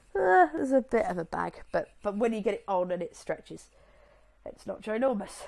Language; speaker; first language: English; native; English